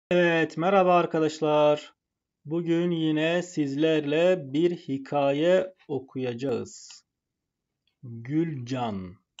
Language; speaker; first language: Turkish; non-native, fluent; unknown